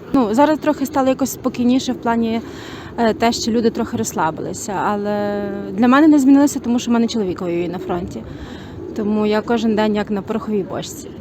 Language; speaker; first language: Ukrainian; native; Ukrainian